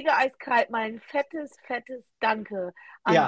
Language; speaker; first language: German; native; German